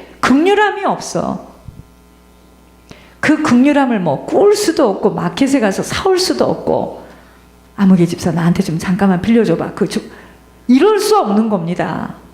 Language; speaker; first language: Korean; native; Korean